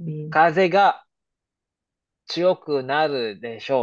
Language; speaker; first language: Japanese; non-native, fluent; Filipino